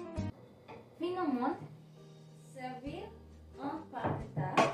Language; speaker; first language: French; non-native, learner; Spanish